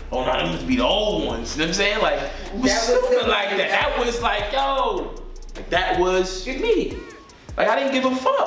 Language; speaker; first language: English; native; English